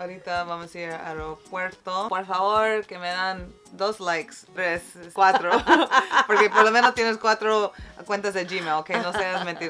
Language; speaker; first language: Spanish; early bilingual, heritage; Spanish